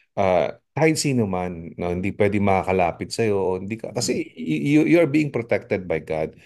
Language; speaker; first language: Filipino; native; Filipino